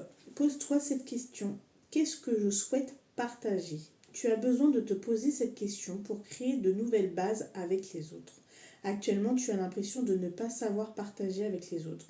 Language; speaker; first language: French; native; French